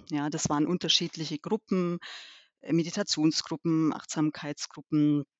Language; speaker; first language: German; early bilingual, other home language; Albanian